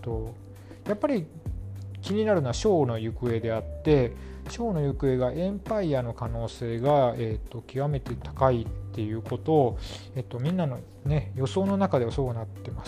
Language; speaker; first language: Japanese; native; Japanese